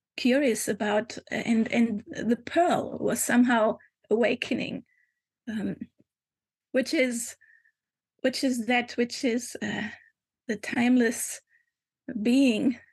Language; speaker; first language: English; non-native, fluent; German